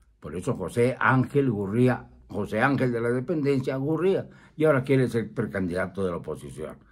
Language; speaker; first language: Spanish; native; Spanish